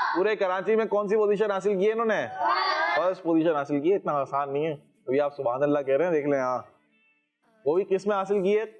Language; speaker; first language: Urdu; native; Urdu